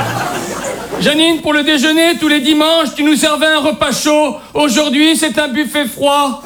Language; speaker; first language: French; native; French